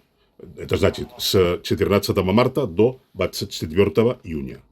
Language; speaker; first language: Russian; non-native, fluent; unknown